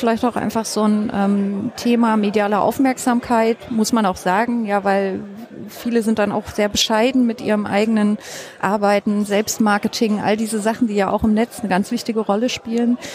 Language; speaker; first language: German; native; German